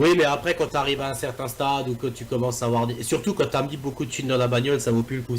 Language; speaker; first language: French; native; French